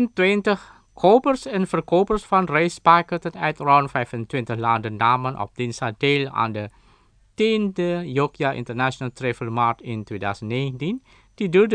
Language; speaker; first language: Dutch; non-native, learner; Indonesian